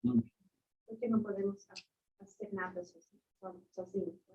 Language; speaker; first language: Spanish; non-native, learner; Portuguese